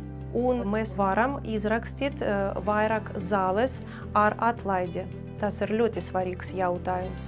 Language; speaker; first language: Latvian; non-native, learner; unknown